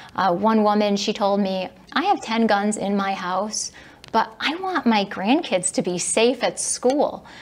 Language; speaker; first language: English; native; English